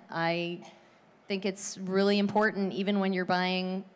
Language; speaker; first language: English; native; English